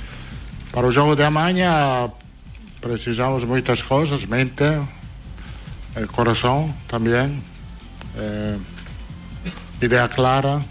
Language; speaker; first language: Portuguese; non-native, fluent; Italian